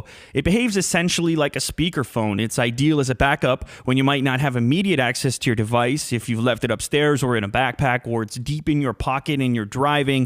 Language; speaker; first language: English; native; English